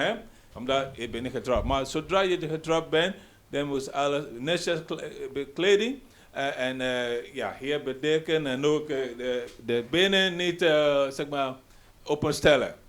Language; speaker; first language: Dutch; non-native, learner; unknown